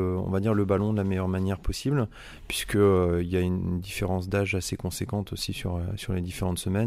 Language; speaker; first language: French; native; French